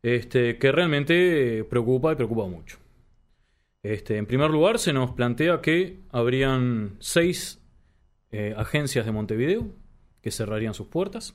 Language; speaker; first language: Spanish; native; Spanish